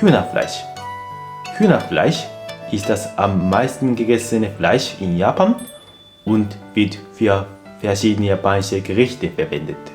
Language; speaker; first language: German; non-native, fluent; Japanese